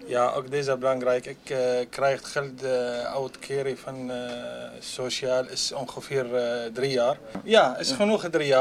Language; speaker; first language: Dutch; non-native, learner; Arabic